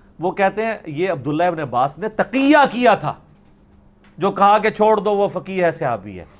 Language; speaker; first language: Urdu; non-native, local second language; Punjabi